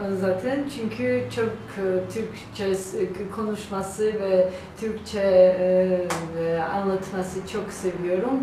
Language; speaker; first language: Turkish; non-native, learner; Georgian